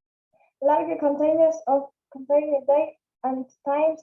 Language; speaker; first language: English; non-native, learner; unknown